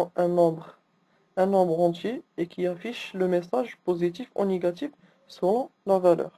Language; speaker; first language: French; non-native, local second language; Arabic